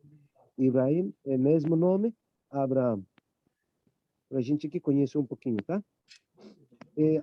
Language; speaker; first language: Portuguese; non-native, learner; Turkish